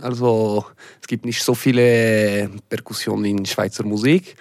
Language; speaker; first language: German; non-native, local second language; French